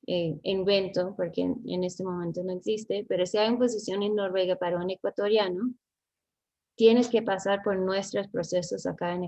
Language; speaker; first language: Spanish; non-native, fluent; English